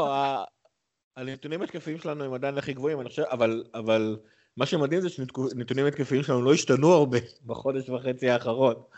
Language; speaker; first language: Hebrew; native; Hebrew